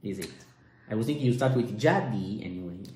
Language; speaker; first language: English; non-native, fluent; Italian